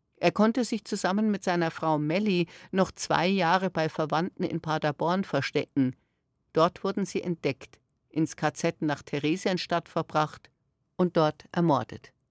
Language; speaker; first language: German; native; German